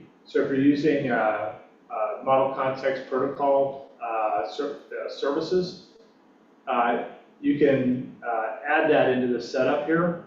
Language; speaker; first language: English; native; English